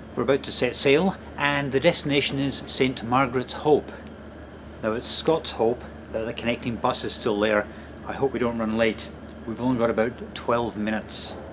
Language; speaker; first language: English; native; English